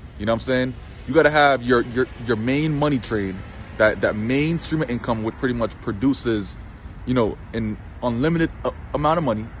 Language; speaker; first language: English; native; English